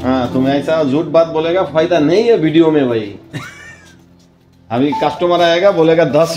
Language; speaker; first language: Hindi; non-native, learner; Bangla